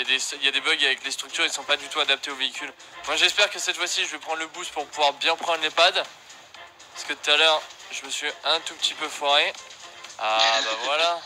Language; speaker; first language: French; native; French